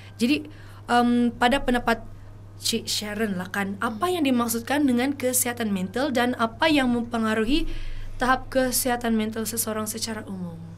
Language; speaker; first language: Malay; native; Malay